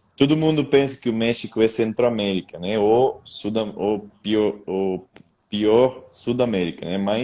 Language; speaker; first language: Portuguese; non-native, fluent; Spanish